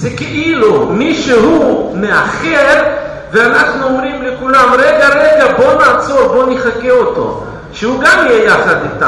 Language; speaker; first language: Hebrew; non-native, fluent; Russian